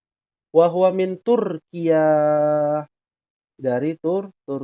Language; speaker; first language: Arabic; non-native, fluent; Indonesian